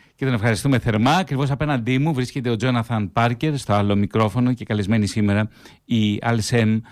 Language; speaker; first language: Greek; native; Greek